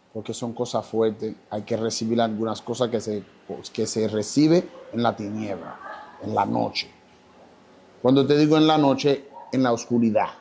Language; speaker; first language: Spanish; non-native, fluent; Haitian Creole